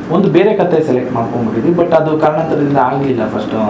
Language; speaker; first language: Kannada; native; Kannada